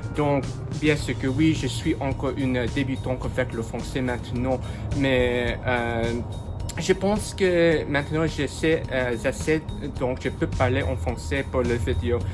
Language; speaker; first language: French; non-native, learner; English